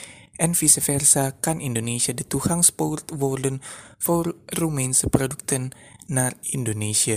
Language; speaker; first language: Dutch; non-native, fluent; Indonesian